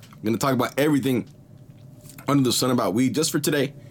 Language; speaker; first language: English; early bilingual, other home language; Spanish